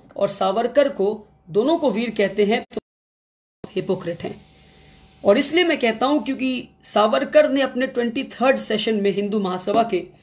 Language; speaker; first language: Hindi; non-native, local second language; Kannada